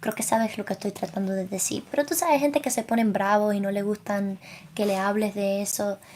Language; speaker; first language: Spanish; early bilingual, other home language; English